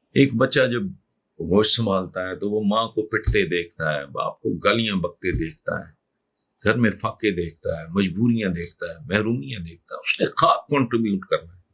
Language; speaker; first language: Urdu; non-native, local second language; Punjabi